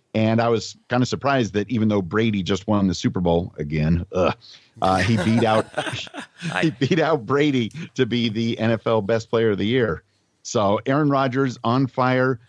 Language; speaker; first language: English; native; English